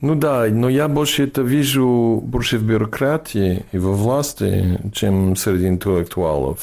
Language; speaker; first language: Russian; non-native, fluent; English